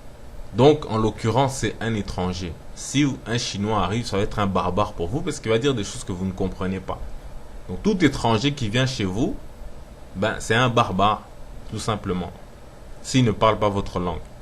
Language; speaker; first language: French; non-native, local second language; Lingala